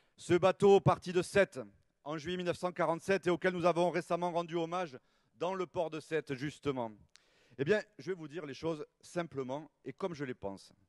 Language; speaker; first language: French; native; French